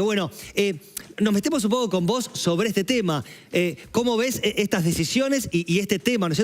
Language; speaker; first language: Spanish; native; Spanish